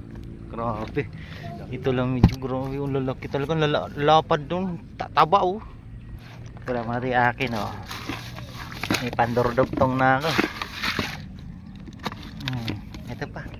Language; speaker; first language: Filipino; native; Filipino